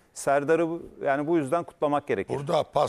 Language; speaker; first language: Turkish; native; Turkish